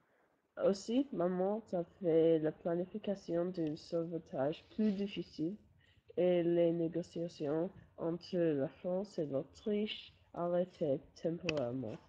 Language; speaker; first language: French; non-native, learner; English